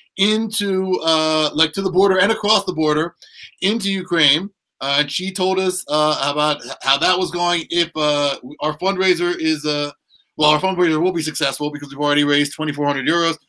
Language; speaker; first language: English; native; English